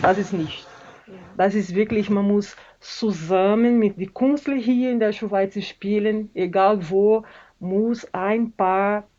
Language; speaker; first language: German; non-native, learner; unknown